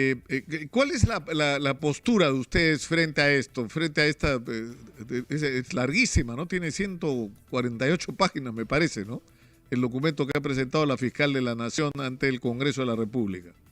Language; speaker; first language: Spanish; native; Spanish